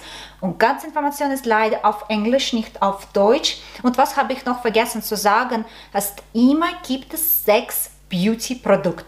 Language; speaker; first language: German; non-native, learner; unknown